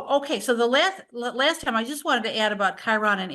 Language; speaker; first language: English; native; English